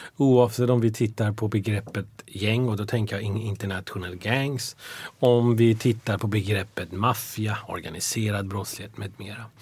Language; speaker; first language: Swedish; early bilingual, other home language; Persian